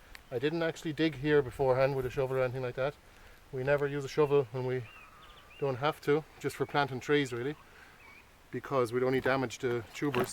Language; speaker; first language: English; native; English